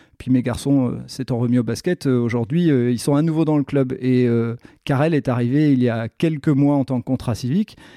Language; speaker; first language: French; native; French